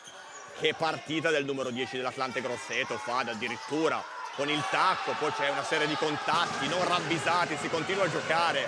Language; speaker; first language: Italian; native; Italian